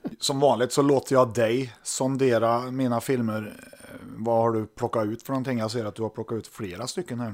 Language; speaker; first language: Swedish; native; Swedish